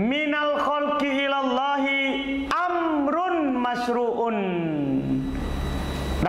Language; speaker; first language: Arabic; non-native, fluent; Indonesian